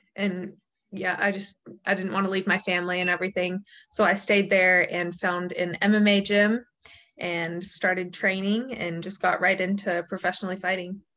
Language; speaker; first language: English; native; English